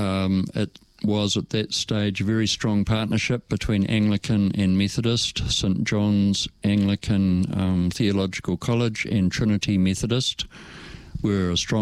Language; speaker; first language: English; native; English